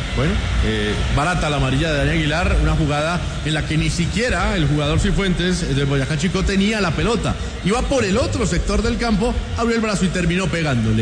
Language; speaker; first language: Spanish; native; Spanish